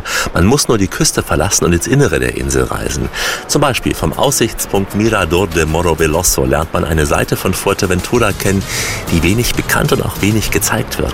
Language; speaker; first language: German; native; German